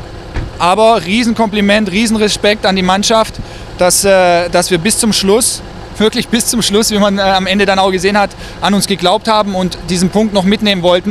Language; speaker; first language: German; native; German